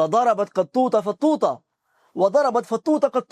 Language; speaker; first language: Arabic; non-native, fluent; Urdu